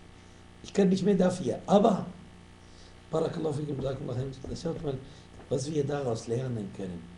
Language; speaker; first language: German; non-native, fluent; Arabic